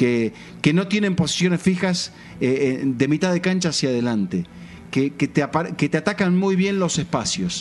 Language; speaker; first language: Spanish; native; Spanish